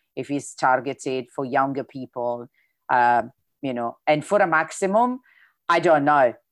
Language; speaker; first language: English; non-native, fluent; Italian